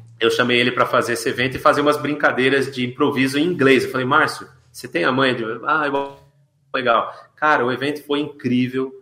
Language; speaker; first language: Portuguese; native; Portuguese